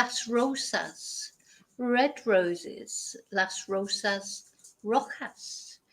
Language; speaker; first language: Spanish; non-native, fluent; English